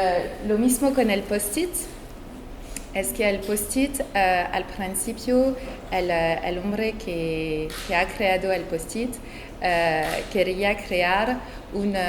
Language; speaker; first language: Spanish; non-native, fluent; French